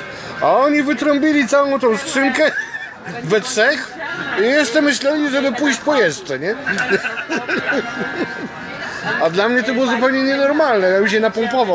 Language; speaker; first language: Polish; native; Polish